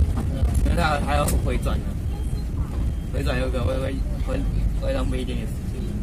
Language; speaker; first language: Chinese; native; Chinese